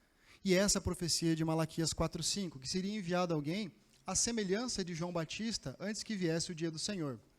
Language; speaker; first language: Portuguese; native; Portuguese